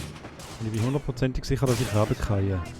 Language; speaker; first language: German; native; German